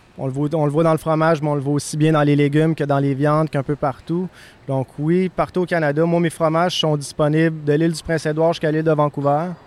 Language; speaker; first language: French; native; French